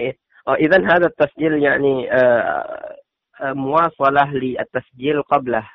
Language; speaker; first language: Arabic; non-native, learner; Indonesian